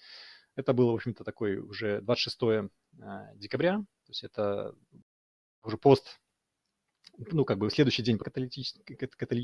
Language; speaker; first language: Russian; native; Russian